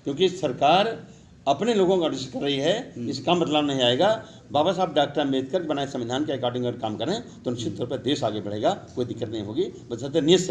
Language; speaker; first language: Hindi; native; Hindi